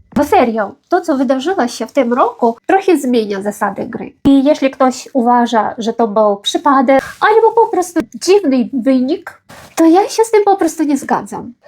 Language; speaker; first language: Polish; non-native, fluent; Ukrainian